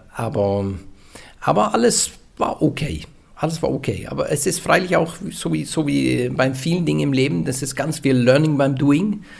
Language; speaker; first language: German; non-native, fluent; Norwegian